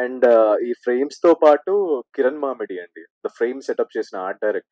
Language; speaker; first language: Telugu; native; Telugu